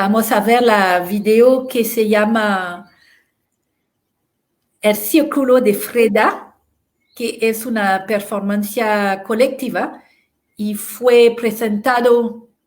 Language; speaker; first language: Spanish; non-native, fluent; French